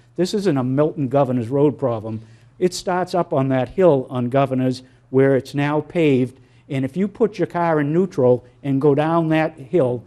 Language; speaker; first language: English; native; English